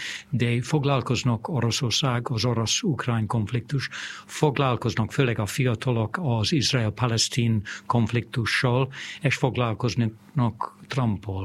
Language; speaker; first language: Hungarian; non-native, fluent; English